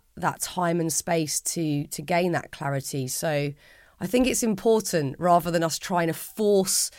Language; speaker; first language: English; native; English